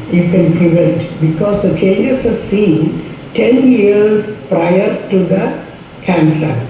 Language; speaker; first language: English; non-native, local second language; Malayalam